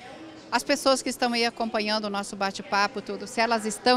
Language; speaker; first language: Portuguese; native; Portuguese